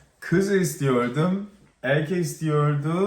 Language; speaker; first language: Turkish; non-native, learner; Korean